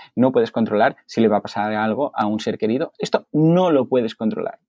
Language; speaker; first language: Spanish; native; Spanish